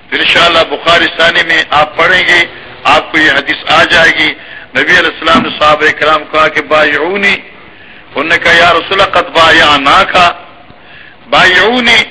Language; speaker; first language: Urdu; non-native, local second language; Pashto